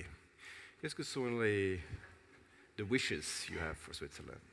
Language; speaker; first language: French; non-native, local second language; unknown